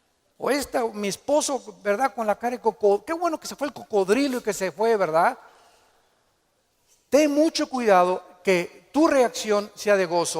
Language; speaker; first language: Spanish; native; Spanish